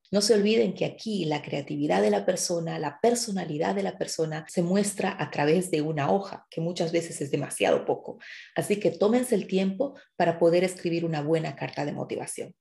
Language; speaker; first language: Spanish; native; Spanish